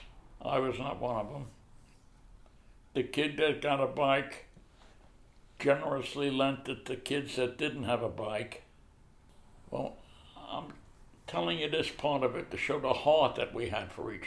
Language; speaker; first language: English; early bilingual, other home language; Yiddish